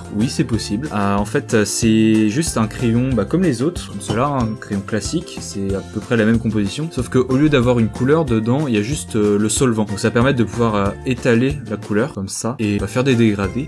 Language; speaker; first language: French; native; French